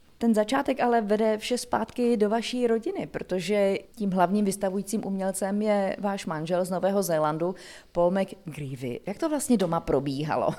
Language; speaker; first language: Czech; native; Czech